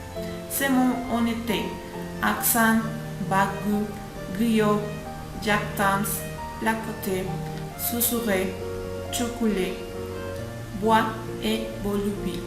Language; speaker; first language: French; non-native, learner; Spanish